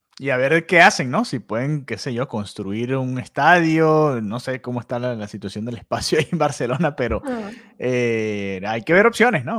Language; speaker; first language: Spanish; native; Spanish